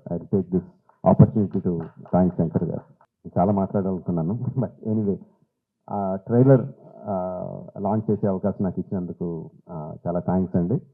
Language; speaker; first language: Telugu; native; Telugu